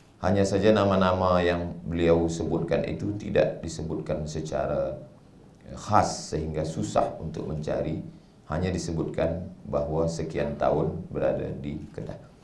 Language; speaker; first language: Malay; native; Malay